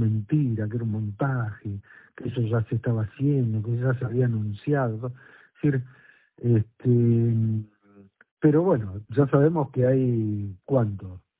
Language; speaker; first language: Spanish; native; Spanish